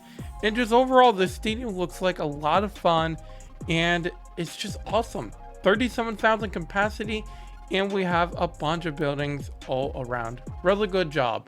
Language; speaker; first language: English; native; English